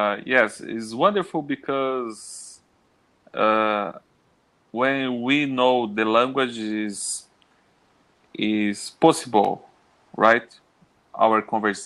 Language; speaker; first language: English; non-native, learner; Portuguese